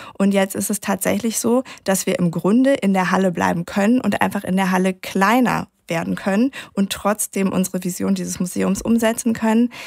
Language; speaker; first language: German; native; German